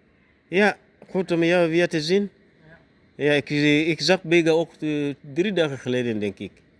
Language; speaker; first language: Dutch; non-native, learner; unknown